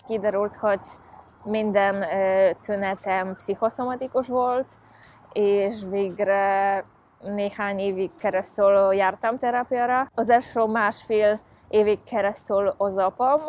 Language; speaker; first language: Hungarian; non-native, fluent; Polish